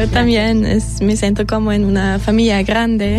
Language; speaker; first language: Spanish; non-native, fluent; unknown